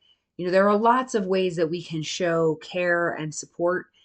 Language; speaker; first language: English; native; English